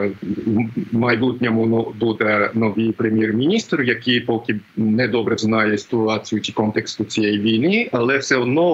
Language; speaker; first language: Ukrainian; non-native, fluent; Japanese